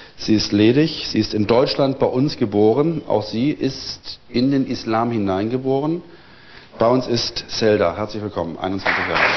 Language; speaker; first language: German; native; German